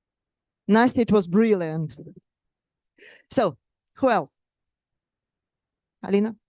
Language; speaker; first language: English; non-native, fluent; Russian